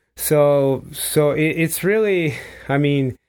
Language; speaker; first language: English; non-native, fluent; Portuguese